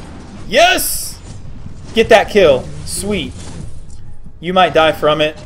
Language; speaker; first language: English; native; English